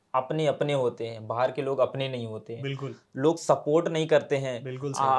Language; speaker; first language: Hindi; native; Hindi